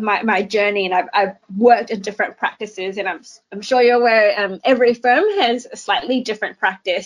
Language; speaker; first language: English; native; English